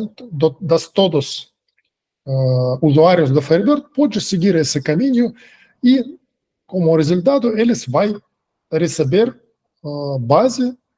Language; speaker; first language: Portuguese; non-native, fluent; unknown